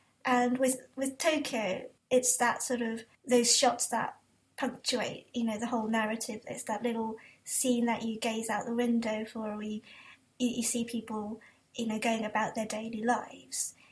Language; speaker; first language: English; early bilingual, other home language; Japanese